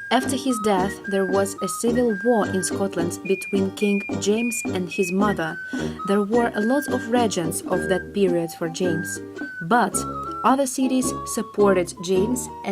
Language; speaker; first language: English; non-native, learner; Russian